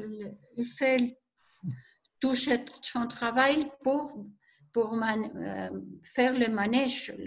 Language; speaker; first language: French; non-native, learner; Spanish